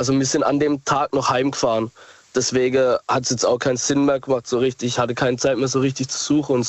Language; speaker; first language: German; native; German